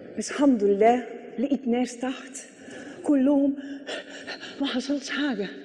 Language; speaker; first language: Arabic; non-native, fluent; Dutch